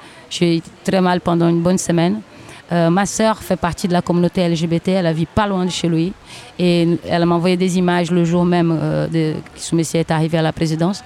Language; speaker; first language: French; non-native, fluent; Portuguese